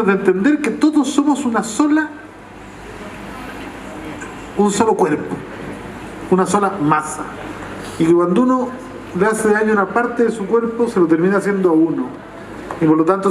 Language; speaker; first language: Spanish; native; Spanish